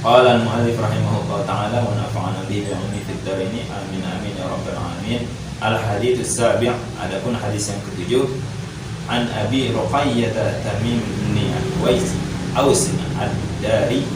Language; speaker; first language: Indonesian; native; Indonesian